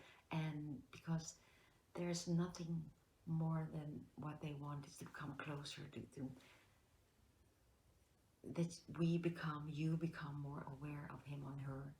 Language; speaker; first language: English; non-native, fluent; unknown